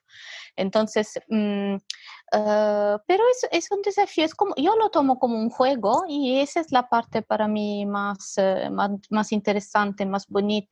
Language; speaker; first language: Spanish; non-native, fluent; Italian